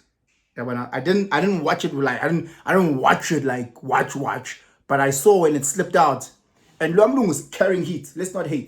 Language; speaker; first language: English; non-native, local second language; Zulu